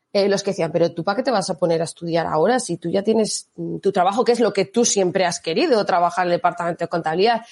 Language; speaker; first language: Spanish; native; Spanish